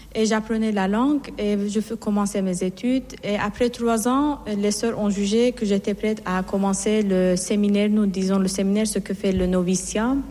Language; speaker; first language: French; non-native, fluent; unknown